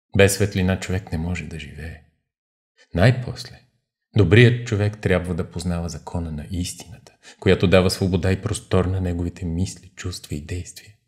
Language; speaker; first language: Bulgarian; native; Bulgarian